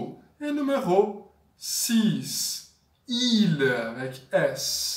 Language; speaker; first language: French; non-native, fluent; Portuguese